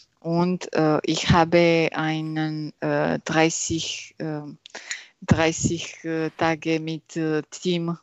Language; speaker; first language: German; non-native, learner; French